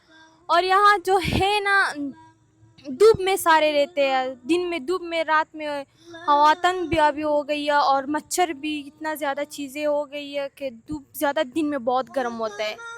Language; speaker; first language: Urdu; non-native, learner; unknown